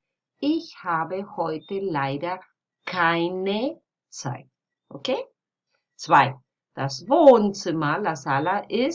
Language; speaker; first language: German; non-native, fluent; Spanish